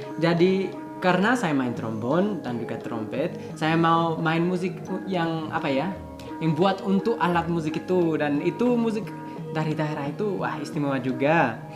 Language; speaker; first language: Indonesian; early bilingual, heritage; Indonesian